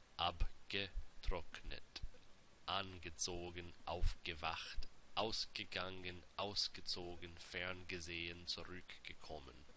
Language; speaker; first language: German; non-native, fluent; English